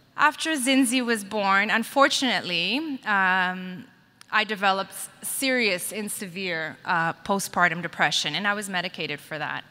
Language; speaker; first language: English; native; English